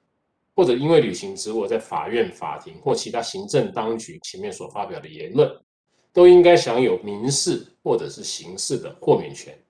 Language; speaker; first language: Chinese; native; Chinese